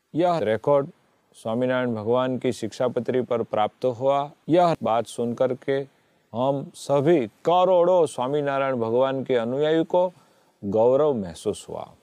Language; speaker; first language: Hindi; non-native, local second language; Gujarati